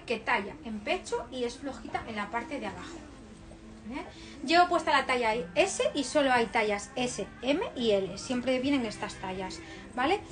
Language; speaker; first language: Spanish; native; Spanish